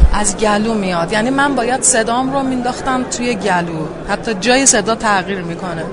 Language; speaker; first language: Persian; native; Persian